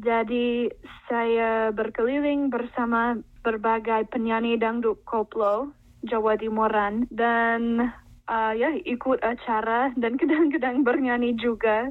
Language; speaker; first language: Indonesian; non-native, fluent; English